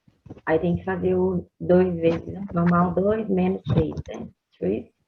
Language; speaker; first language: Portuguese; native; Portuguese